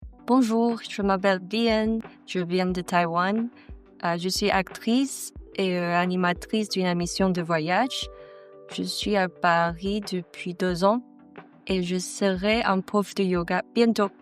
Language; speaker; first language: French; non-native, learner; Chinese